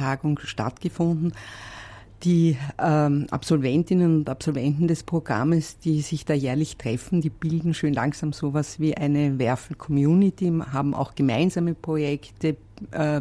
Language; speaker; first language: German; native; German